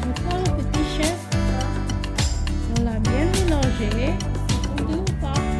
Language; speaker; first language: French; non-native, learner; Hmong